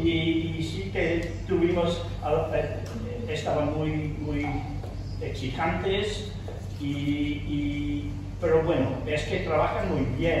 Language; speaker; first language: Spanish; non-native, fluent; English